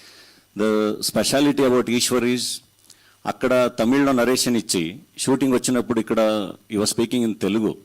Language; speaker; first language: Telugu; non-native, learner; Kannada